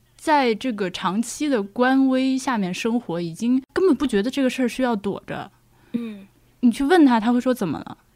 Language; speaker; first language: Chinese; native; Chinese